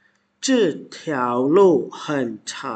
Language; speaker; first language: Chinese; non-native, fluent; Indonesian